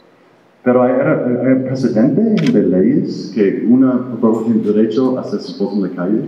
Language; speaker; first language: Spanish; non-native, fluent; English